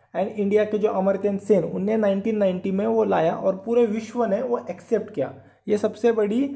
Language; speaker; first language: Hindi; non-native, local second language; Marathi